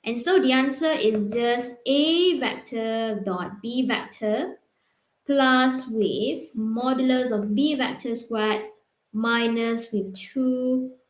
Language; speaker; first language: English; non-native, local second language; Malay